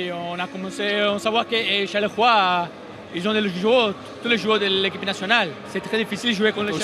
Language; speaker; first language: French; non-native, fluent; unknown